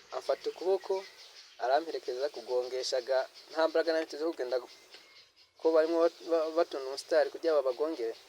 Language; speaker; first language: Kinyarwanda; early bilingual, heritage; Kinyarwanda